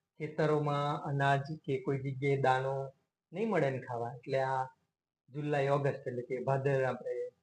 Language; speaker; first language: Gujarati; non-native, local second language; Rathawi